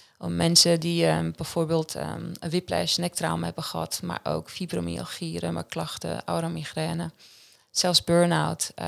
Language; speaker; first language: Dutch; non-native, fluent; Swiss German